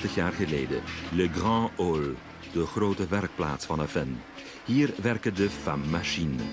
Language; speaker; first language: Dutch; native; Dutch